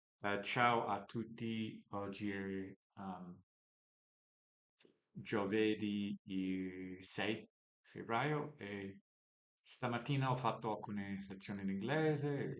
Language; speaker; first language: Italian; non-native, learner; English